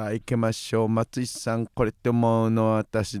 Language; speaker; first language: Japanese; native; Japanese